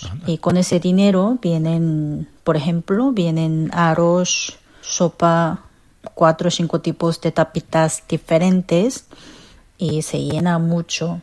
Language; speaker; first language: Spanish; non-native, learner; Korean